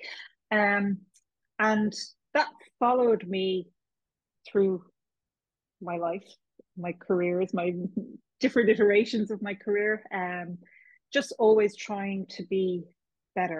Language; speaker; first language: English; native; English